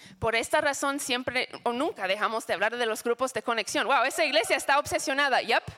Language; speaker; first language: Spanish; non-native, fluent; English